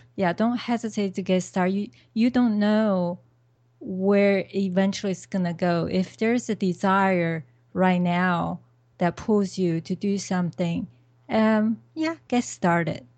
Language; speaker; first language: English; non-native, fluent; Chinese